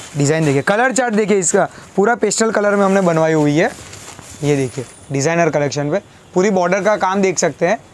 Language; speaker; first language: Hindi; non-native, local second language; Gujarati